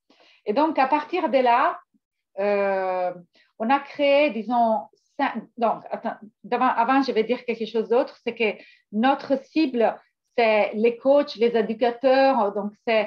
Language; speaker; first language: French; non-native, fluent; Italian